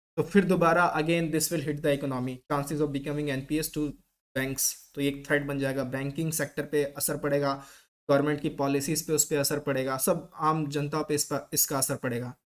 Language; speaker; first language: Hindi; native; Hindi